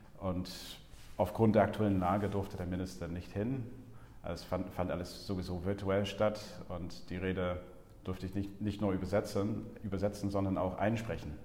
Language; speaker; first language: German; non-native, fluent; English